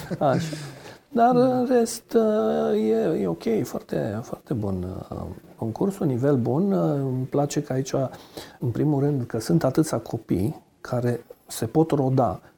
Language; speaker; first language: Romanian; native; Romanian